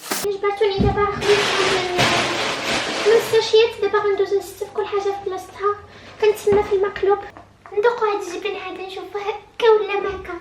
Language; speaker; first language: Arabic; native; Arabic